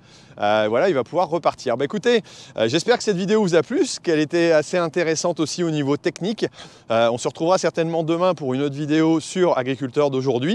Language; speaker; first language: French; native; French